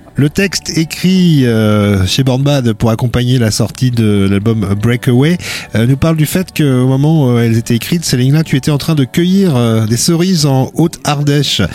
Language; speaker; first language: French; native; French